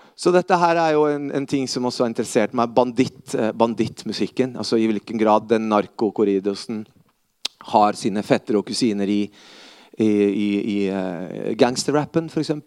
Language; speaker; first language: Norwegian; early bilingual, other home language; Spanish